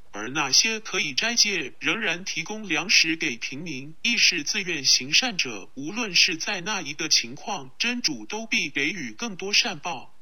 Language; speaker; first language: Chinese; non-native, local second language; Cantonese